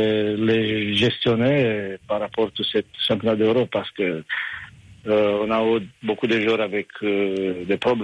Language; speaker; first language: French; non-native, fluent; Romanian